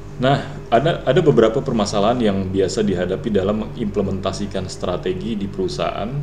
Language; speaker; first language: Indonesian; native; Indonesian